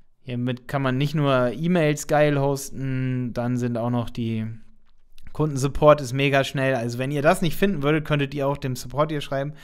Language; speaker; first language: German; native; German